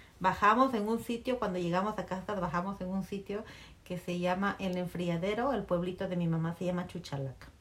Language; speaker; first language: Spanish; native; Spanish